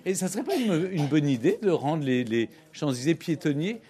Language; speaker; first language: French; native; French